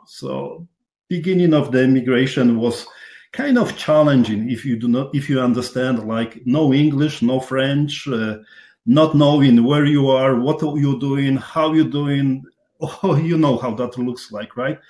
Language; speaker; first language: English; non-native, fluent; Polish